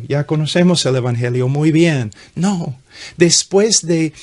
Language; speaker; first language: Spanish; non-native, fluent; English